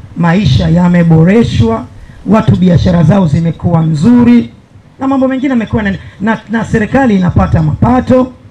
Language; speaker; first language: Swahili; native; Swahili